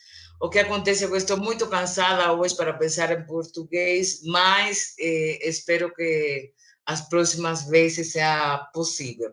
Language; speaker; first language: Portuguese; non-native, learner; Spanish